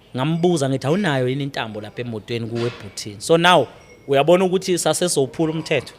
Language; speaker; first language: Zulu; native; Zulu